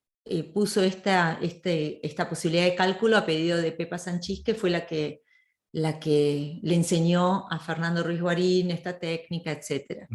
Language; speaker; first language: Spanish; native; Spanish